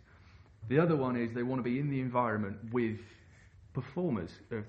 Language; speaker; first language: English; native; English